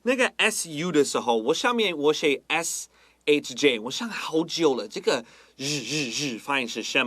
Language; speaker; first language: Chinese; non-native, fluent; English